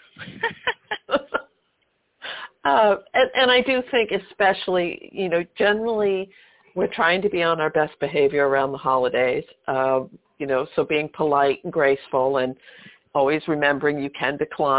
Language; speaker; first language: English; native; English